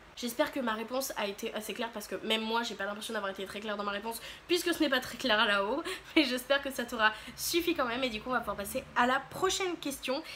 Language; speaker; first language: French; native; French